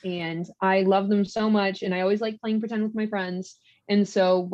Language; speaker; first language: English; native; English